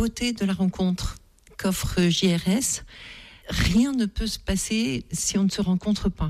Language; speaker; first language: French; native; French